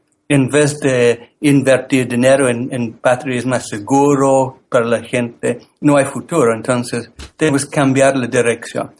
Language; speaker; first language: Spanish; non-native, learner; English